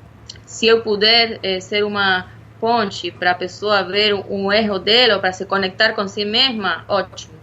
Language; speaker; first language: Portuguese; non-native, fluent; Spanish